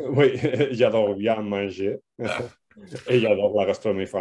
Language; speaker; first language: French; non-native, learner; Spanish